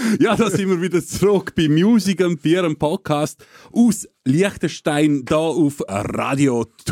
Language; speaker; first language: German; native; German